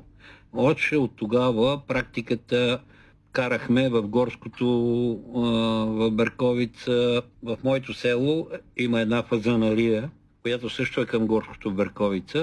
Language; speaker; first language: Bulgarian; native; Bulgarian